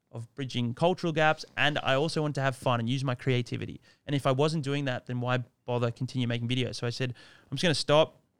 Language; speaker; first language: English; native; English